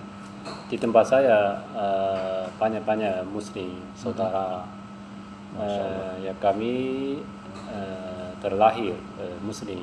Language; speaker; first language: Indonesian; non-native, learner; Chinese